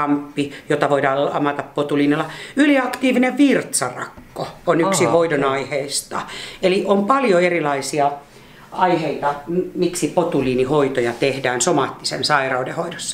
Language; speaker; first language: Finnish; native; Finnish